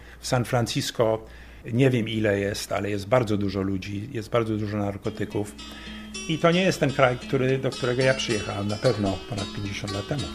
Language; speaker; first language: Polish; early bilingual, heritage; Polish